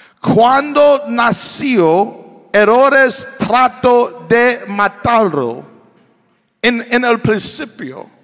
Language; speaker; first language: Spanish; non-native, learner; English